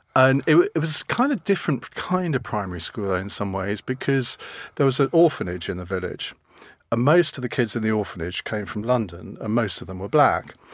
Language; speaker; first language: English; native; English